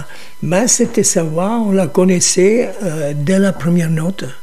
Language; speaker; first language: French; non-native, fluent; Italian